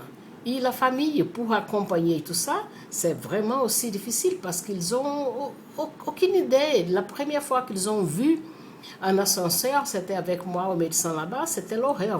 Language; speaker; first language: French; non-native, fluent; Portuguese